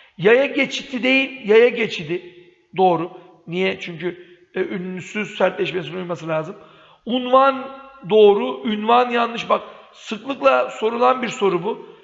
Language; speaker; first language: Turkish; native; Turkish